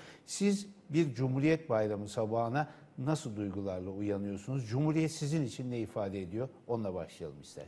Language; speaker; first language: Turkish; native; Turkish